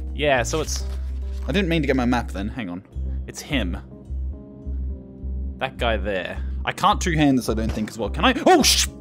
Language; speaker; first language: English; native; English